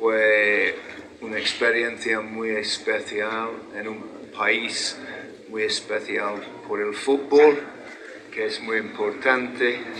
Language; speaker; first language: Spanish; non-native, fluent; English